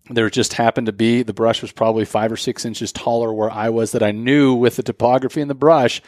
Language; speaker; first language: English; native; English